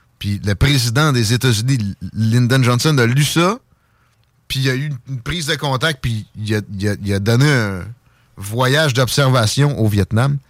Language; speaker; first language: French; native; French